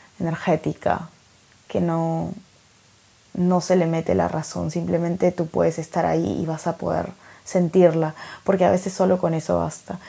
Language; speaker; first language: Spanish; native; Spanish